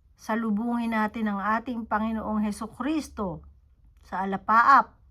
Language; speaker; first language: Filipino; native; Filipino